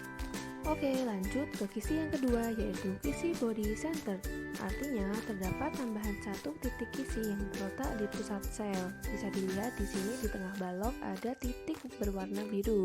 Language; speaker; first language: Indonesian; native; Indonesian